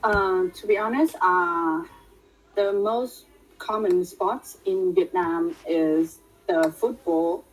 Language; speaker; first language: English; non-native, fluent; Vietnamese